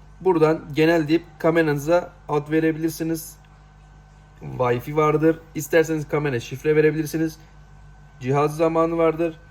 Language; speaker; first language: Turkish; native; Turkish